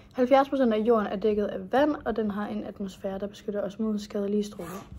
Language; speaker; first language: Danish; native; Danish